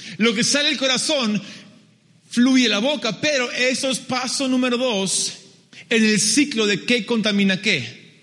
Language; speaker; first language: Spanish; early bilingual, other home language; English